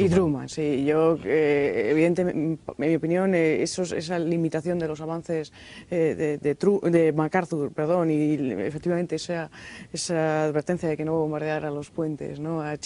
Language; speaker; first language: Spanish; native; Spanish